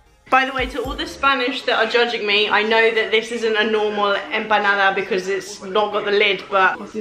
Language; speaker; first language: English; early bilingual, other home language; Spanish